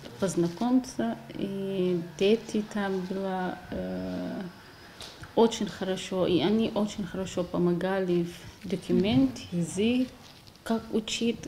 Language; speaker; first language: Russian; non-native, learner; Arabic